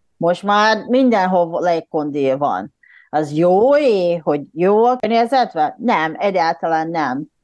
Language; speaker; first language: Hungarian; non-native, fluent; Japanese